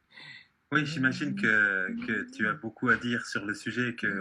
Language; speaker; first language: French; native; French